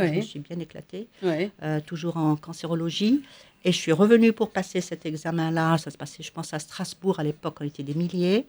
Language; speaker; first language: French; non-native, local second language; Arabic